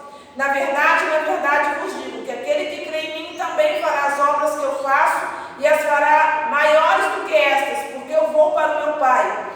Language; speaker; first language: Portuguese; native; Portuguese